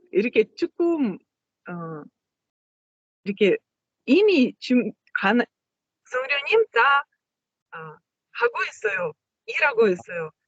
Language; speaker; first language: Korean; non-native, learner; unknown